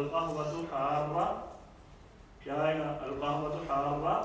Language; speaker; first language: Arabic; non-native, fluent; Urdu